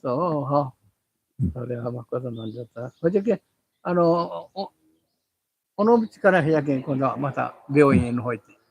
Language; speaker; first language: Japanese; native; Japanese